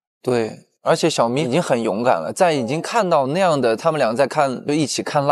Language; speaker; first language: Chinese; native; Chinese